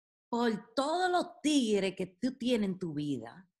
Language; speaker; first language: Spanish; early bilingual, heritage; Spanish